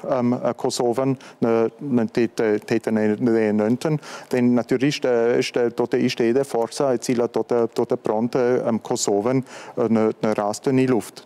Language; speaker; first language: Albanian; non-native, fluent; German